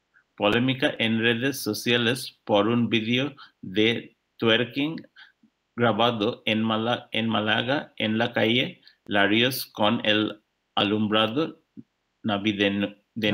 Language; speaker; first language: Spanish; non-native, learner; English